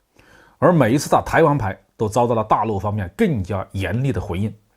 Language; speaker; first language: Chinese; native; Chinese